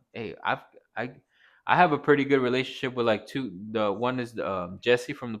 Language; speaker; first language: English; native; English